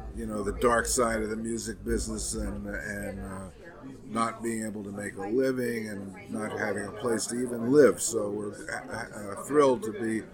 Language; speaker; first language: English; native; English